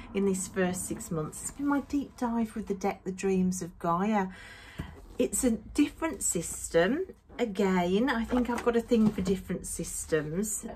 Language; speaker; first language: English; native; English